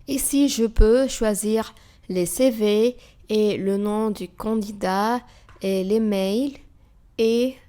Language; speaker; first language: French; non-native, fluent; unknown